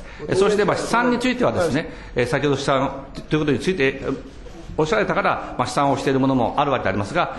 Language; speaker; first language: Japanese; native; Japanese